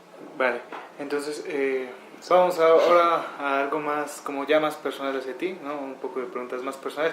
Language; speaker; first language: Spanish; native; Spanish